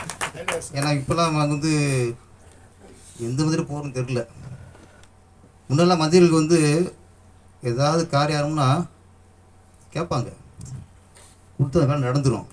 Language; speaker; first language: Tamil; native; Tamil